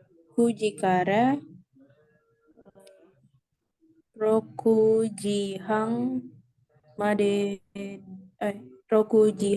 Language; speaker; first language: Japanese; non-native, learner; Indonesian